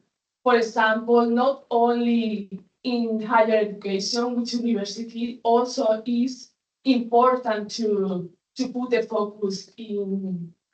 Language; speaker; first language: English; non-native, fluent; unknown